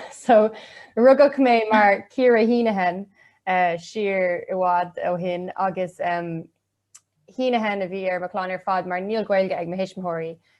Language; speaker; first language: Irish; non-native, local second language; English